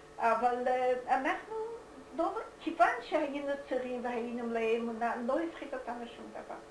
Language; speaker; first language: Hebrew; non-native, fluent; Yiddish